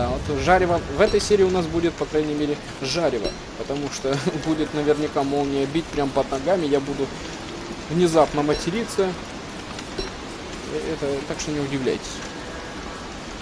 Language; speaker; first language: Russian; native; Russian